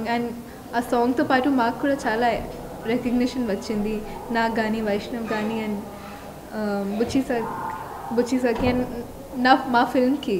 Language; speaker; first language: Telugu; non-native, fluent; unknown